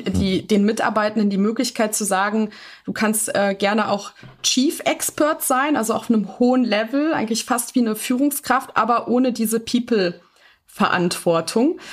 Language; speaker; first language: German; native; German